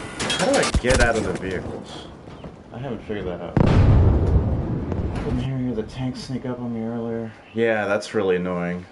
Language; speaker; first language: English; native; English